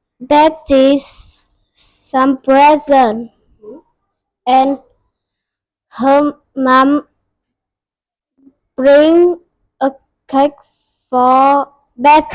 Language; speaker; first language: English; non-native, learner; Vietnamese